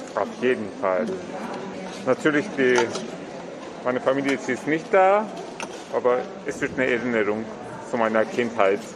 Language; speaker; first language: German; non-native, fluent; Turkish